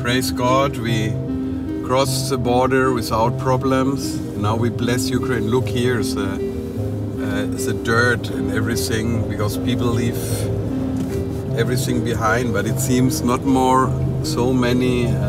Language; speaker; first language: English; non-native, fluent; German